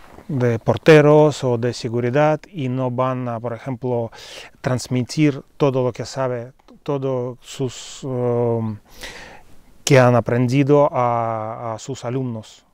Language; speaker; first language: Spanish; non-native, fluent; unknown